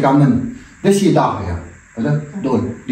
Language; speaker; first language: Filipino; native; Filipino